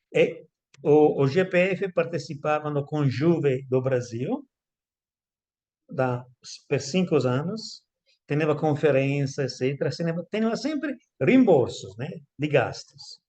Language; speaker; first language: Portuguese; non-native, fluent; Italian